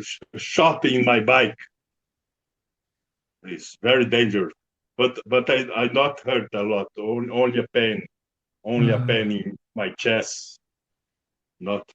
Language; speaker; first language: English; non-native, learner; Portuguese